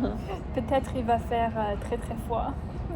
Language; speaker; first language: French; non-native, learner; English